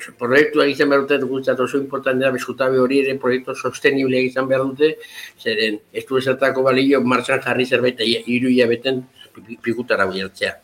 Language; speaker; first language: Basque; native; Basque